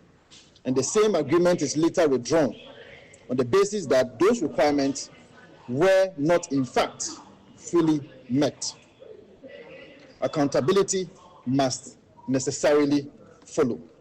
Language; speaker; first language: English; native; English